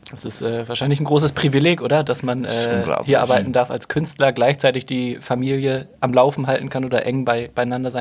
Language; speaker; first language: German; native; German